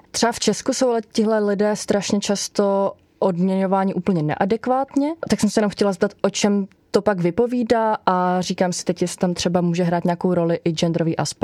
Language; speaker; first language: Czech; native; Czech